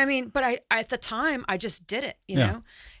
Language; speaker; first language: English; native; English